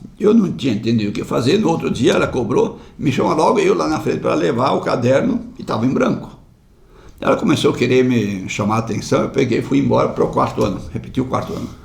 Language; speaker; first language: Portuguese; non-native, local second language; German